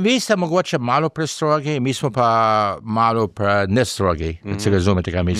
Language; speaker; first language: Slovenian; early bilingual, heritage; English